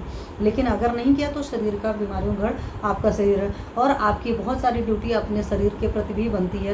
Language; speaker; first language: Hindi; native; Hindi